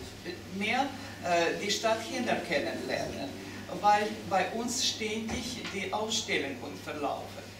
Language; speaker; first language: German; non-native, fluent; Russian